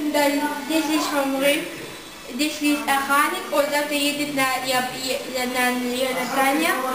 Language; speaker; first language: Russian; early bilingual, heritage; Russian